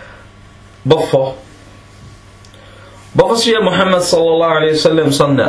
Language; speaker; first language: Danish; early bilingual, other home language; Arabic